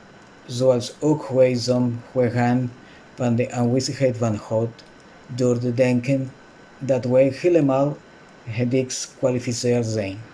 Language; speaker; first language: Dutch; non-native, fluent; Spanish